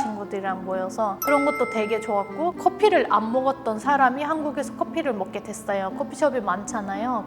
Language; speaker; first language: Korean; non-native, fluent; Turkish